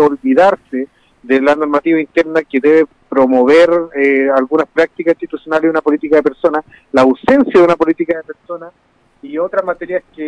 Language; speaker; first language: Spanish; native; Spanish